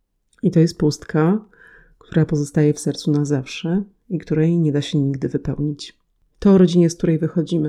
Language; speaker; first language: Polish; native; Polish